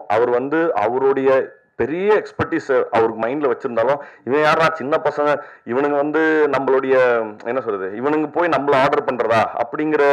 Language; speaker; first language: Tamil; native; Tamil